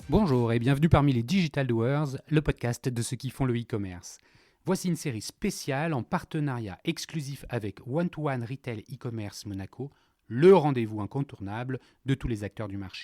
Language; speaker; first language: French; native; French